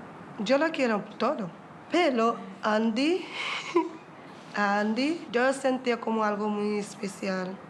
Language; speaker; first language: Spanish; non-native, fluent; Haitian Creole